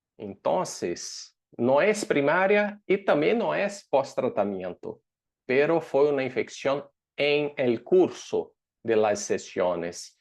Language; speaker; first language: Spanish; non-native, fluent; Portuguese